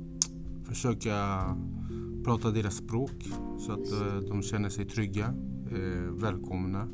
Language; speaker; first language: Swedish; non-native, fluent; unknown